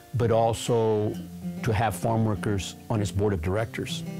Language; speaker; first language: English; native; English